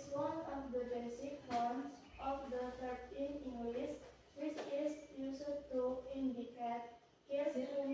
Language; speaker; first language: English; non-native, learner; Indonesian